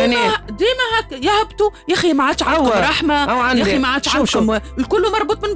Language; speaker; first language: Arabic; native; Arabic